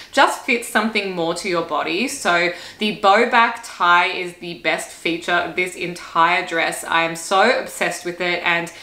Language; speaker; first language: English; native; English